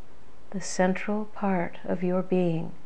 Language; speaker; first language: English; native; English